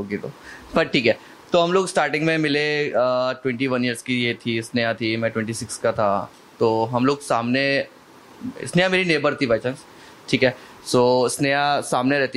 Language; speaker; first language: Hindi; native; Hindi